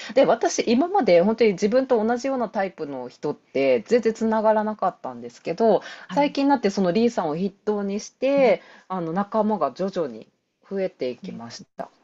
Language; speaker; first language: Japanese; native; Japanese